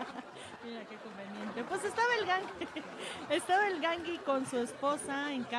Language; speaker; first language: Spanish; native; Spanish